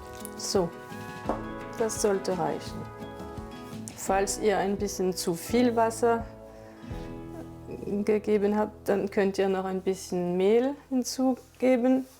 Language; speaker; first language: German; non-native, fluent; French